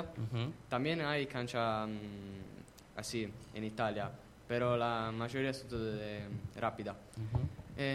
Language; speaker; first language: Spanish; non-native, learner; Italian